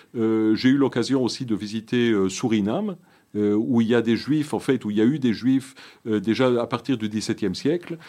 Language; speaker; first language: French; early bilingual, other home language; Hebrew